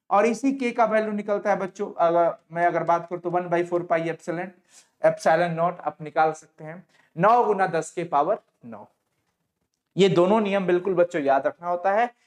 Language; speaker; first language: Hindi; native; Hindi